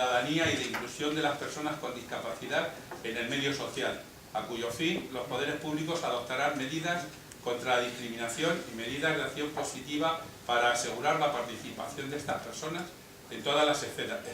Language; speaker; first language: Spanish; native; Spanish